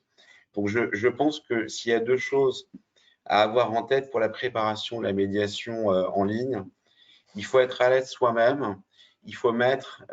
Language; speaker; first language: French; native; French